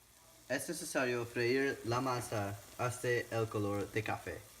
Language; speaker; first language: Spanish; non-native, learner; English